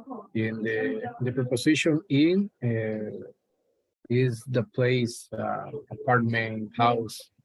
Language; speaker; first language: English; non-native, learner; Spanish